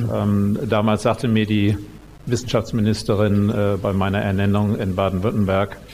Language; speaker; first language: German; native; German